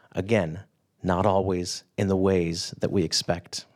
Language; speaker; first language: English; native; English